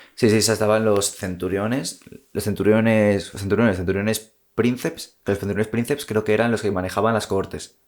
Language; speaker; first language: Spanish; native; Spanish